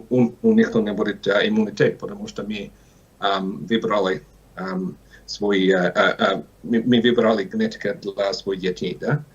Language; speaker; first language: Russian; non-native, learner; English